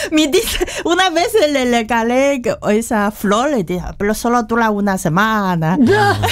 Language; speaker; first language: Spanish; non-native, fluent; Chinese